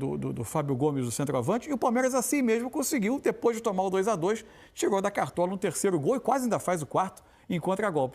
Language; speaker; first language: Portuguese; native; Portuguese